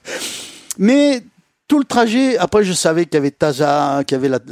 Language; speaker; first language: French; native; French